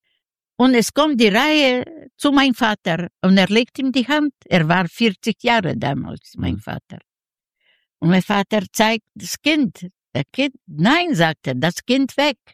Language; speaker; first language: German; non-native, learner; Yiddish